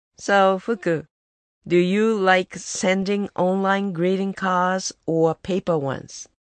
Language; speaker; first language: English; non-native, fluent; Japanese